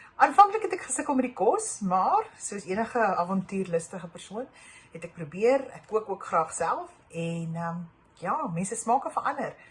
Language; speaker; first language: Afrikaans; native; Afrikaans